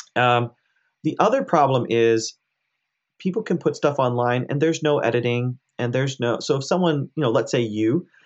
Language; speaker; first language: English; native; English